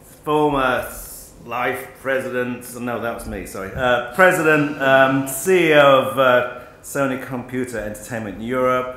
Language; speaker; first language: English; native; English